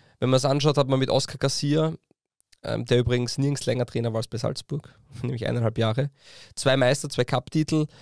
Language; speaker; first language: German; native; German